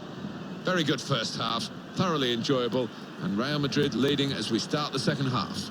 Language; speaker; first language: English; native; English